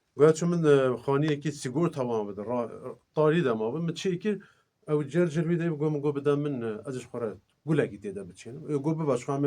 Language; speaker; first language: Kurdish; native; Kurdish